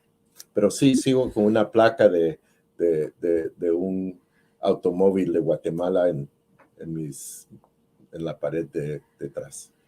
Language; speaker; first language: Spanish; early bilingual, heritage; Spanish